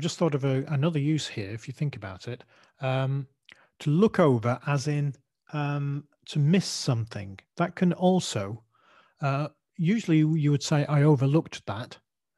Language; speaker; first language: English; native; English